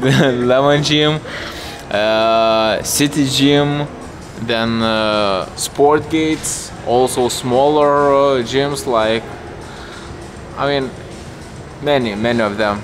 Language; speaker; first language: English; non-native, fluent; Lithuanian